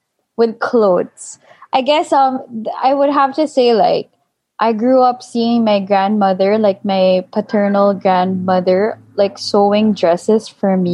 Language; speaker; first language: English; non-native, local second language; Filipino